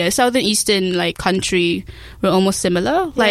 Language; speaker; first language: English; non-native, local second language; Malay